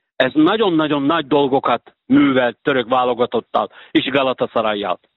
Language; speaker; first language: Hungarian; non-native, fluent; Turkish